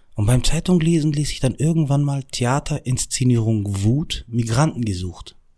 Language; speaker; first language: German; early bilingual, other home language; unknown